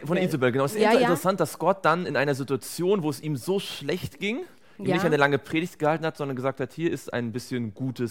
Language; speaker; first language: German; native; German